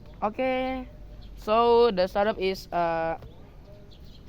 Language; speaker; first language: English; non-native, learner; Indonesian